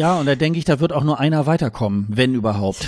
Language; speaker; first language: German; native; German